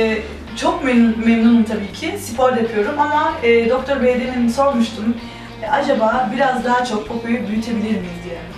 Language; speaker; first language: Turkish; early bilingual, heritage; Turkish